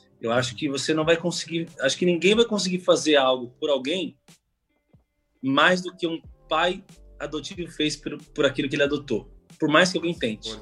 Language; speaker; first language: Portuguese; native; Portuguese